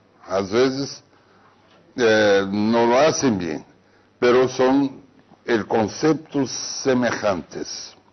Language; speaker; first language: Spanish; non-native, fluent; Portuguese